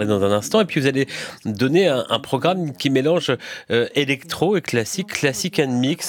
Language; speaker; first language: French; native; French